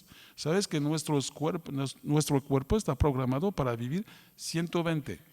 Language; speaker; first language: Spanish; non-native, fluent; French